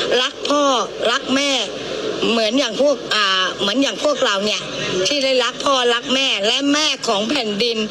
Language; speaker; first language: Thai; native; Thai